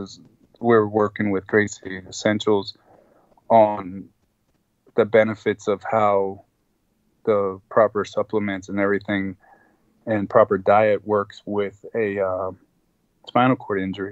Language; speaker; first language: English; non-native, fluent; Spanish